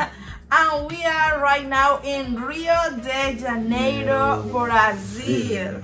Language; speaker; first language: English; non-native, learner; Spanish